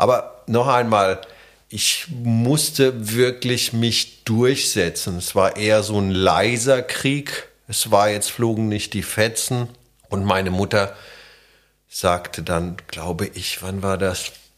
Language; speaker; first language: German; non-native, fluent; Czech